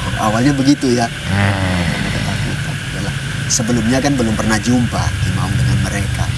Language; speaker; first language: Indonesian; native; Indonesian